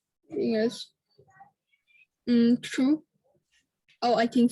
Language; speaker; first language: English; non-native, learner; Vietnamese